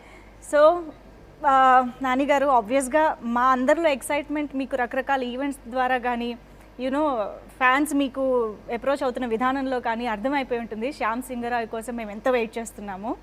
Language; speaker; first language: Telugu; native; Telugu